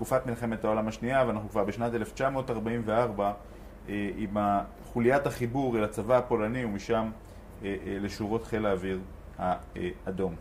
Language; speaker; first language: Hebrew; native; Hebrew